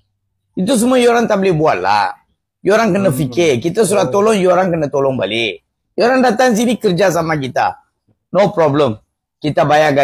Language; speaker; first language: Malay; non-native, local second language; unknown